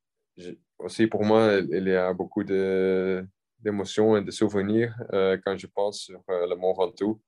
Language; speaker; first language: French; non-native, local second language; Dutch